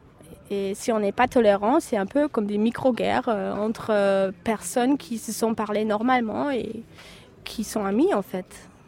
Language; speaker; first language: French; non-native, fluent; German